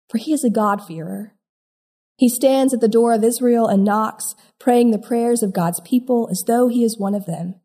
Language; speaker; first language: English; native; English